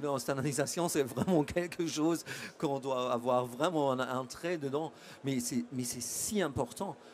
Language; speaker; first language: French; non-native, fluent; German